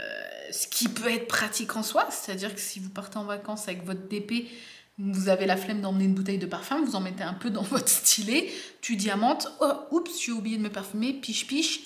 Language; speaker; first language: French; native; French